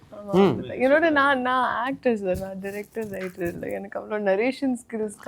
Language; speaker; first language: Tamil; non-native, learner; Telugu